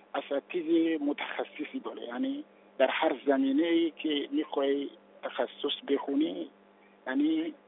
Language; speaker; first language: Persian; non-native, fluent; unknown